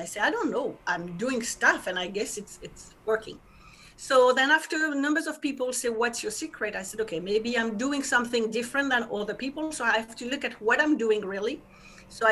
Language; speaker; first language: English; non-native, fluent; French